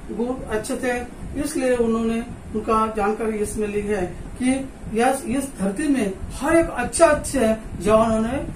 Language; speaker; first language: Hindi; non-native, local second language; Marathi